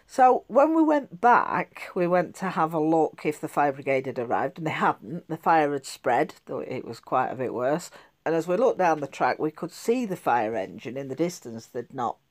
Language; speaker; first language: English; native; English